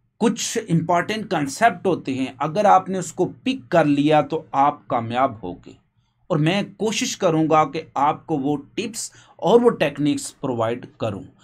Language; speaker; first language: Urdu; non-native, local second language; Punjabi